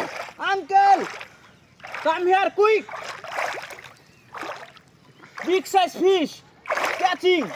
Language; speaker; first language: English; non-native, learner; Bangla